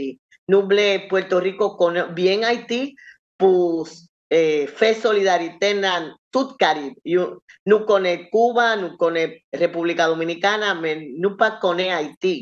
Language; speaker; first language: Haitian Creole; non-native, learner; Spanish